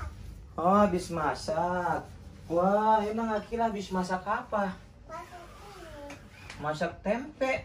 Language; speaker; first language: Indonesian; native; Indonesian